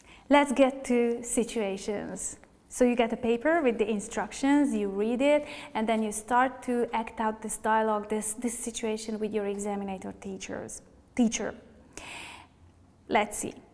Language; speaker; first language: English; non-native, fluent; Hungarian